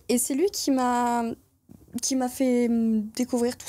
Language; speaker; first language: French; native; French